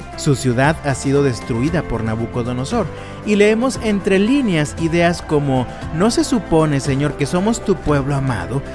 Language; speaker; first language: Spanish; native; Spanish